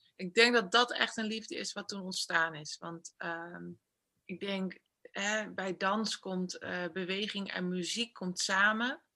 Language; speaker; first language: Dutch; native; Dutch